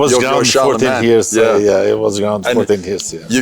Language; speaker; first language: English; non-native, learner; Albanian